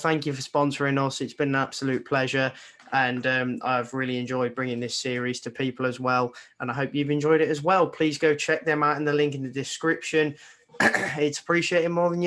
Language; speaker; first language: English; native; English